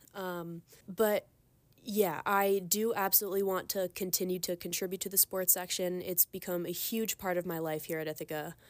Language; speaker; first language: English; native; English